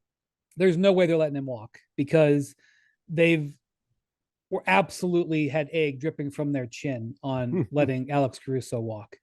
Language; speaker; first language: English; native; English